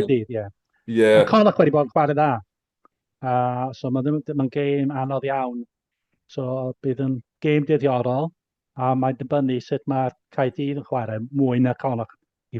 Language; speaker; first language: Welsh; native; Welsh